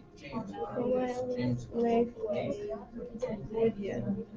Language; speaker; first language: Spanish; non-native, learner; English